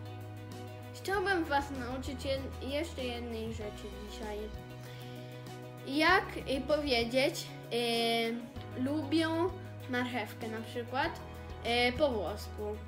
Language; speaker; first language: Polish; early bilingual, heritage; Polish